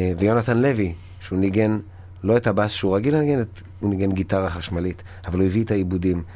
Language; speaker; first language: Hebrew; native; Hebrew